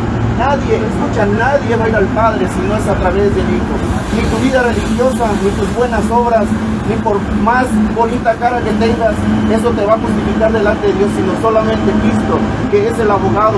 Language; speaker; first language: Spanish; native; Spanish